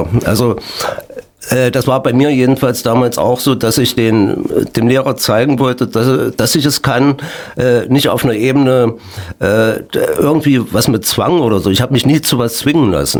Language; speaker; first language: German; native; German